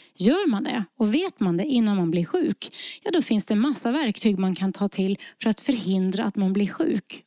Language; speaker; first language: Swedish; early bilingual, other home language; Norwegian